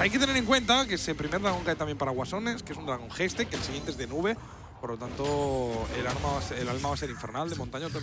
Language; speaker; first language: Spanish; native; Spanish